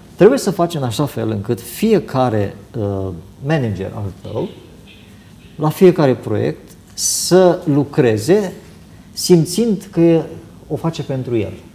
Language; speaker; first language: Romanian; native; Romanian